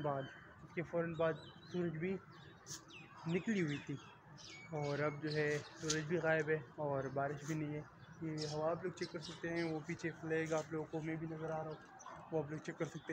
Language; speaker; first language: Hindi; non-native, local second language; Pashto